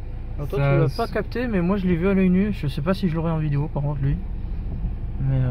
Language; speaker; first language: French; native; French